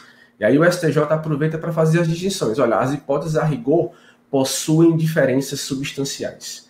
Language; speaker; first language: Portuguese; native; Portuguese